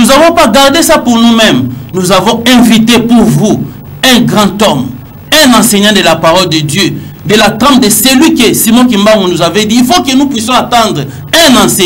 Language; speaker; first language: French; non-native, local second language; Lingala